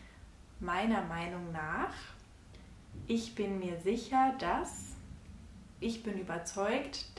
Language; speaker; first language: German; non-native, fluent; Spanish